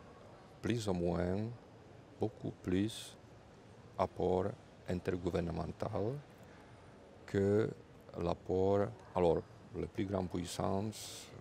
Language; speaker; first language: French; non-native, fluent; Czech